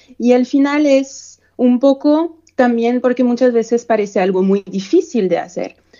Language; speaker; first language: Spanish; non-native, fluent; French